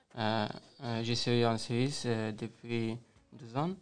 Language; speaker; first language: French; non-native, learner; Persian